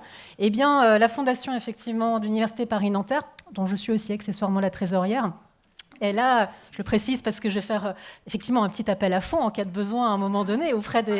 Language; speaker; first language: French; native; French